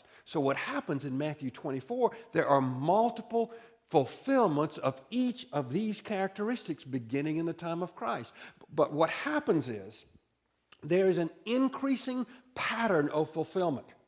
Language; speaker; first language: English; native; English